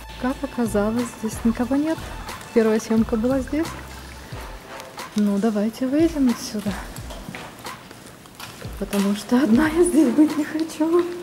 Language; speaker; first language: Russian; native; Russian